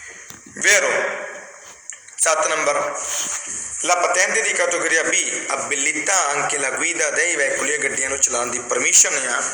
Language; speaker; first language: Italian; non-native, fluent; Punjabi